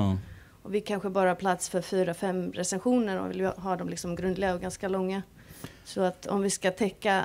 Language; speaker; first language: Swedish; non-native, fluent; Icelandic